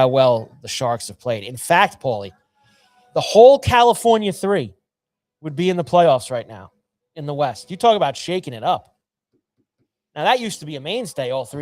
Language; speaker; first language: English; native; English